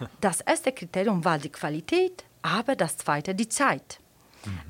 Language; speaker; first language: German; non-native, fluent; Polish